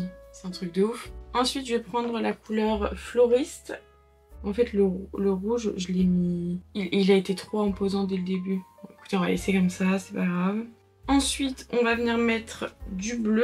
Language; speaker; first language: French; native; French